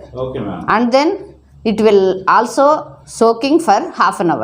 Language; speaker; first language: English; non-native, learner; Telugu